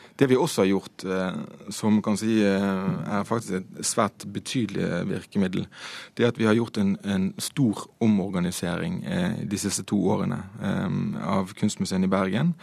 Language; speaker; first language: Norwegian; native; Norwegian